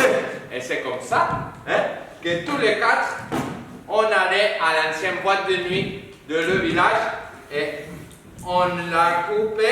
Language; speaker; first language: French; non-native, learner; Spanish